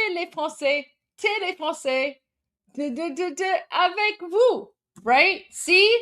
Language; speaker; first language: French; non-native, learner; Persian